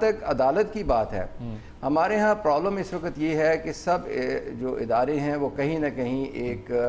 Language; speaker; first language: Urdu; native; Urdu